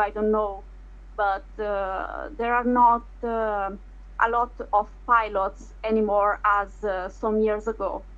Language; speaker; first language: English; non-native, fluent; Italian